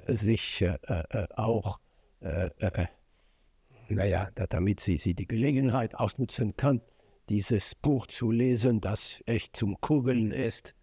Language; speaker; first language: German; non-native, fluent; French